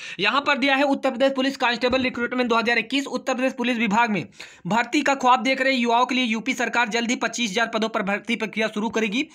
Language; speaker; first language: Hindi; native; Hindi